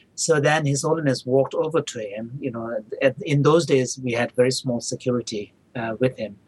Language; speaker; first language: English; non-native, local second language; Tibetan